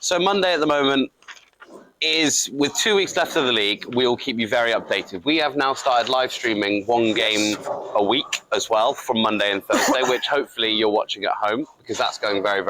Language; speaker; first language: English; native; English